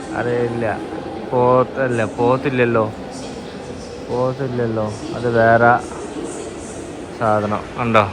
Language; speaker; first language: Malayalam; non-native, learner; Bangla